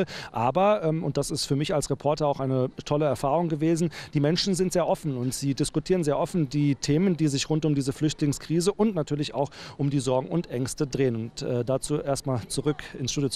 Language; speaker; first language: German; native; German